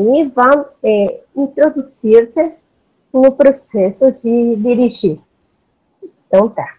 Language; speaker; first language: Portuguese; non-native, learner; Spanish